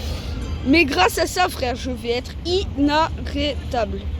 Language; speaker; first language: French; native; French